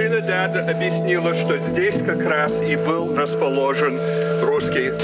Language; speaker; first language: Russian; early bilingual, heritage; Russian